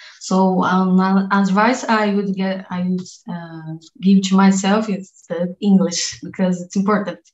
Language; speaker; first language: English; non-native, learner; Portuguese